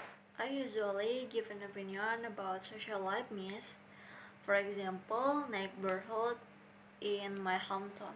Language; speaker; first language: English; non-native, learner; Indonesian